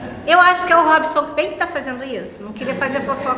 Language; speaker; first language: Portuguese; native; Portuguese